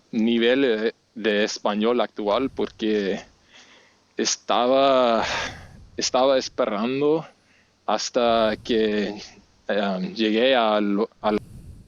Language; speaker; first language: Spanish; non-native, fluent; English